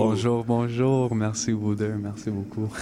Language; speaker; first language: French; non-native, local second language; English